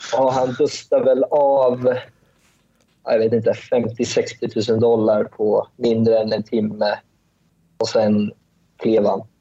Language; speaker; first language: Swedish; early bilingual, other home language; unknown